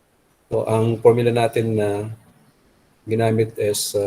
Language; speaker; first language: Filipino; native; Filipino